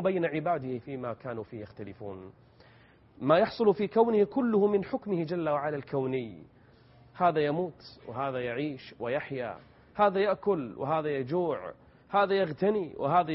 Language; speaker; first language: Arabic; native; Arabic